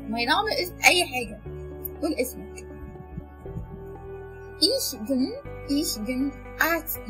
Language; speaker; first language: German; non-native, learner; Arabic